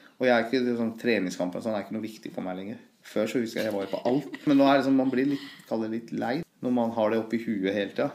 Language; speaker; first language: Norwegian; early bilingual, other home language; Persian